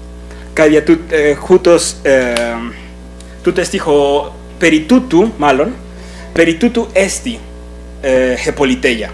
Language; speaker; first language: Greek; non-native, fluent; Spanish